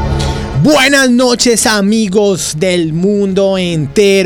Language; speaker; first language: Spanish; native; Spanish